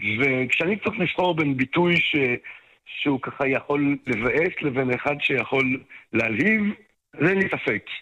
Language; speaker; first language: Hebrew; non-native, fluent; French